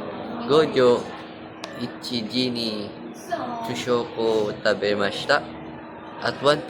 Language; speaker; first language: Japanese; non-native, learner; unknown